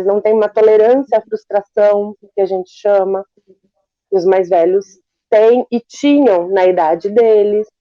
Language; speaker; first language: Portuguese; native; Portuguese